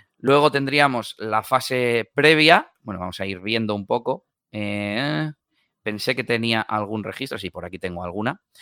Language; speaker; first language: Spanish; native; Spanish